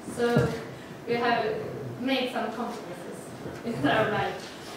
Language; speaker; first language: English; non-native, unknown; Swedish